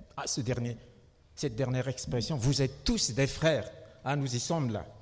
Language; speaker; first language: French; non-native, local second language; Malagasy